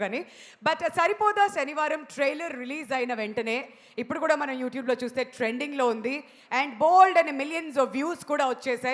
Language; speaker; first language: Telugu; native; Telugu